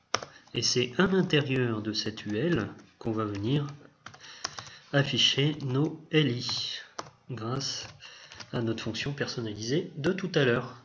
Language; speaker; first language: French; native; French